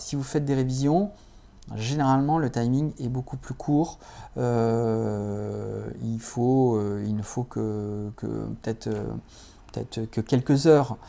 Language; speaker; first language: French; native; French